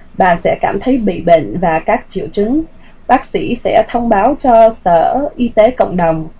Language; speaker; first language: Vietnamese; early bilingual, heritage; Vietnamese